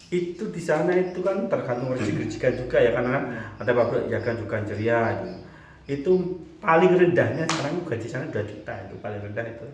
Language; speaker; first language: Indonesian; non-native, local second language; Javanese